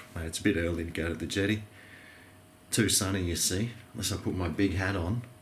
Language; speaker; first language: English; native; English